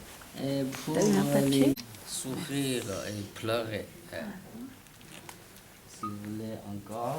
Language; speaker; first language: French; non-native, learner; Chinese